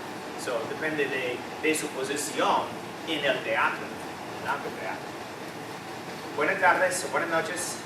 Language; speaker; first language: Spanish; non-native, fluent; English